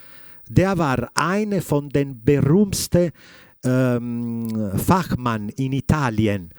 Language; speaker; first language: German; non-native, fluent; Italian